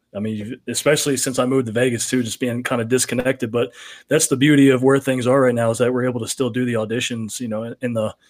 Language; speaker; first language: English; native; English